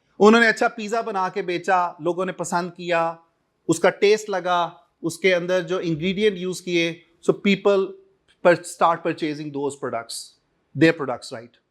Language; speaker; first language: Urdu; non-native, local second language; Punjabi